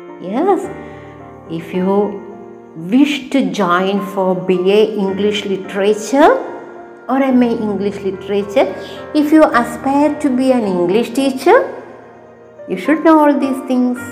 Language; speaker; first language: English; non-native, local second language; Malayalam